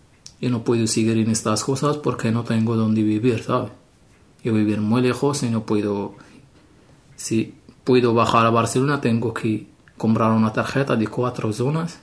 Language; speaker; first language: Spanish; non-native, learner; Arabic